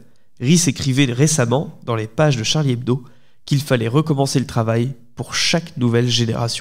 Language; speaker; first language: French; native; French